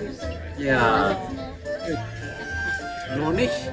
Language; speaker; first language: Japanese; native; Japanese